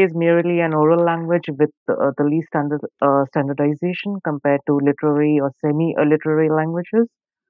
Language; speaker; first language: English; non-native, local second language; Urdu